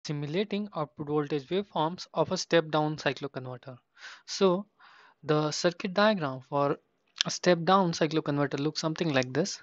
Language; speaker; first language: English; non-native, local second language; Hindi